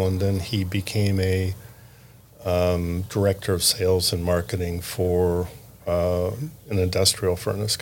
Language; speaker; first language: English; native; English